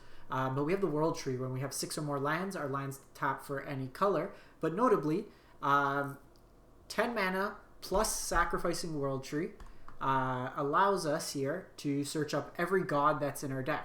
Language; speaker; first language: English; native; English